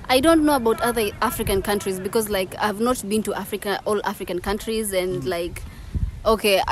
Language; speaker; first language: English; non-native, local second language; Swahili